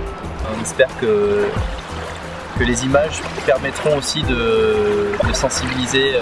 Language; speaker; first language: French; native; French